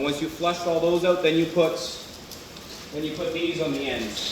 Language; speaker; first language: English; native; English